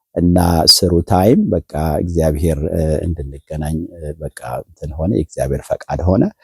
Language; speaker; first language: Amharic; native; Amharic